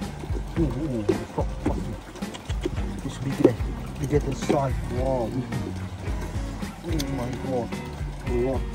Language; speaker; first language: English; non-native, learner; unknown